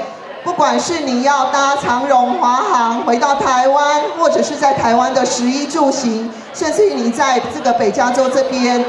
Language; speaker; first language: Chinese; native; Chinese